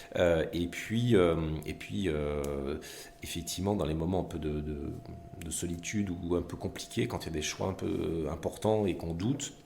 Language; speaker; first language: French; native; French